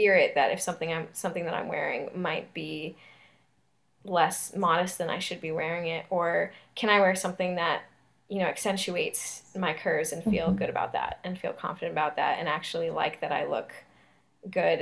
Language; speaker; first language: English; native; English